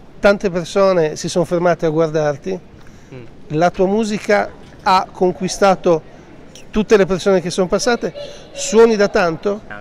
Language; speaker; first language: Italian; native; Italian